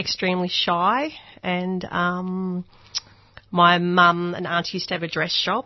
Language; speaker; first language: English; non-native, local second language; Hungarian